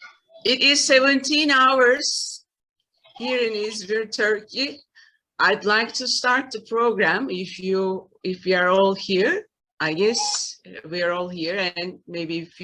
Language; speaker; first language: English; non-native, fluent; Turkish